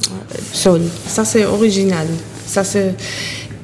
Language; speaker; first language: French; non-native, fluent; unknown